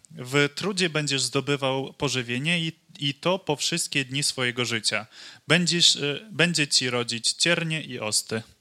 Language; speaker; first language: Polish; non-native, learner; English